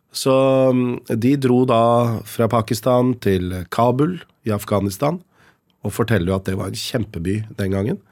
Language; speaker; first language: Norwegian; native; Norwegian